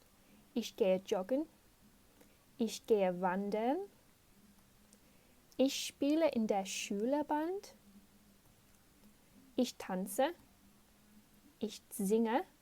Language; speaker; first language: German; non-native, fluent; English